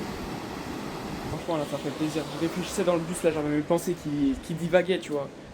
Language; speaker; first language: French; native; French